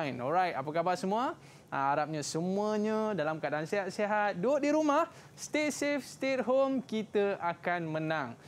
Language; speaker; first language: Malay; native; Malay